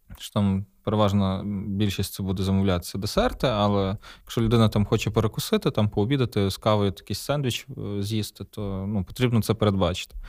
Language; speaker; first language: Ukrainian; native; Ukrainian